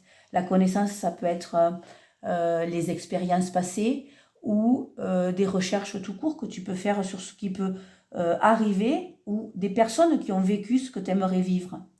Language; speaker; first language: French; native; French